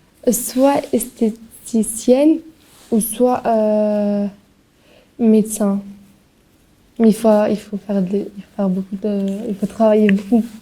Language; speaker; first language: French; early bilingual, other home language; Albanian